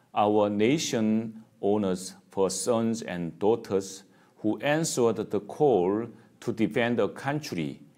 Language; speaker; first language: English; non-native, fluent; Korean